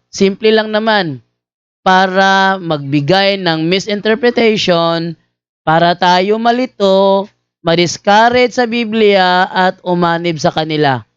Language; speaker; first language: Filipino; native; Filipino